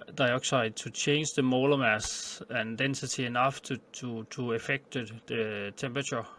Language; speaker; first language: English; non-native, fluent; Danish